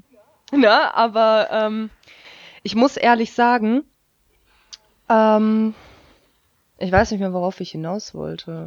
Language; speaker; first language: German; native; German